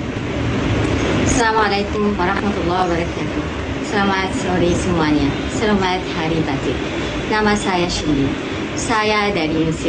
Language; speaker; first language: Indonesian; non-native, learner; Arabic